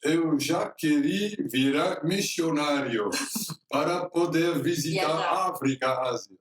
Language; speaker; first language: Portuguese; non-native, fluent; Dutch